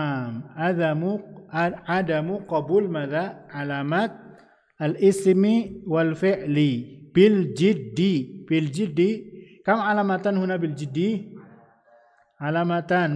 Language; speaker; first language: Arabic; non-native, fluent; Indonesian